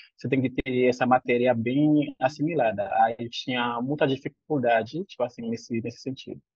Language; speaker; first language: Portuguese; non-native, fluent; Haitian Creole